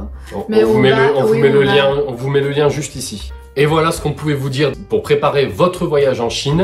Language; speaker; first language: French; native; French